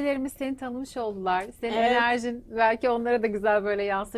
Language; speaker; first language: Turkish; native; Turkish